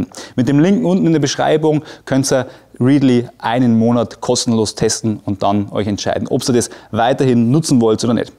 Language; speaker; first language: German; native; German